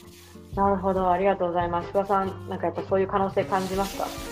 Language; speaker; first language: Japanese; native; Japanese